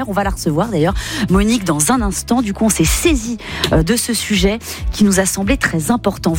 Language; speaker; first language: French; native; French